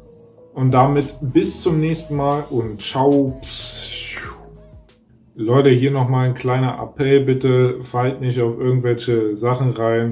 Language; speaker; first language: German; native; German